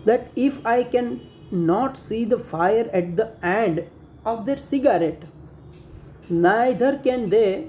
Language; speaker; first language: English; non-native, local second language; Gujarati